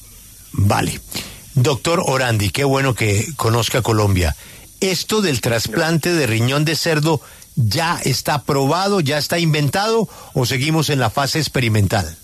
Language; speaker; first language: Spanish; native; Spanish